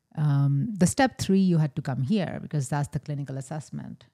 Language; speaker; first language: English; non-native, local second language; Hindi